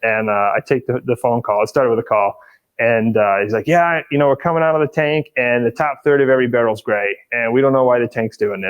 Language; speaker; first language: English; native; English